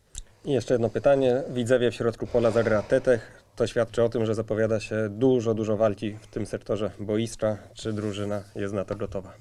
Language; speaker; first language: Polish; native; Polish